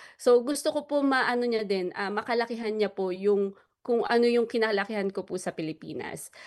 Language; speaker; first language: Filipino; native; Filipino